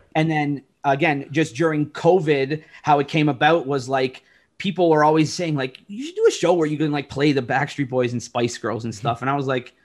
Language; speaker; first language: English; native; English